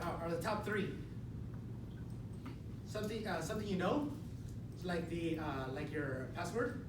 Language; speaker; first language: English; non-native, fluent; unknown